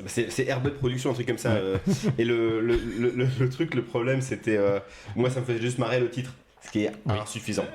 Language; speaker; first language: French; native; French